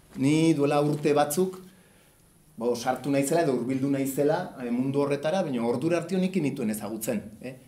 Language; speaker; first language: Basque; native; Basque